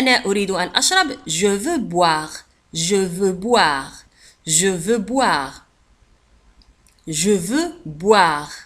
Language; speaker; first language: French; non-native, fluent; Arabic